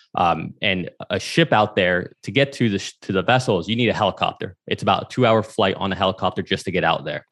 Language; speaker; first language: English; native; English